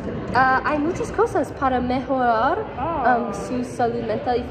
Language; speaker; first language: Spanish; non-native, learner; English